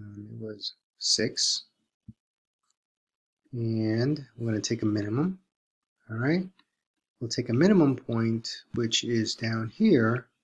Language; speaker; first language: English; native; English